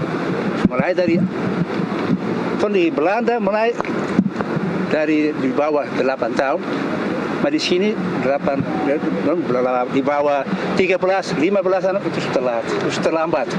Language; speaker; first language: Indonesian; early bilingual, heritage; Indonesian